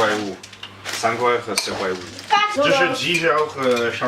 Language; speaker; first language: Chinese; non-native, learner; French